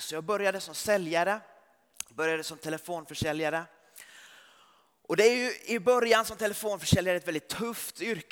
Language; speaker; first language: Swedish; early bilingual, heritage; Swedish